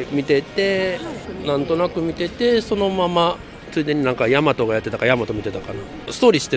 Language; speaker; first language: Japanese; native; Japanese